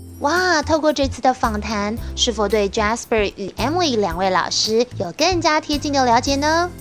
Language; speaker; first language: Chinese; native; Chinese